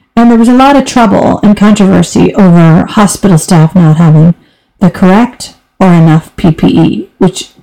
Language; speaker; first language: English; native; English